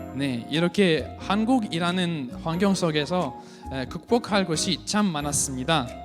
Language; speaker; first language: Korean; non-native, fluent; Russian